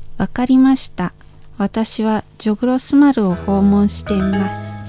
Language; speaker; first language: Japanese; non-native, learner; Indonesian